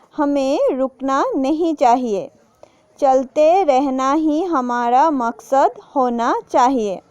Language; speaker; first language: Hindi; non-native, local second language; Assamese